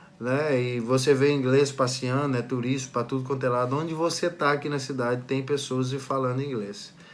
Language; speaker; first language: Portuguese; native; Portuguese